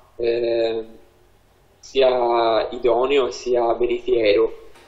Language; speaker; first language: Italian; native; Italian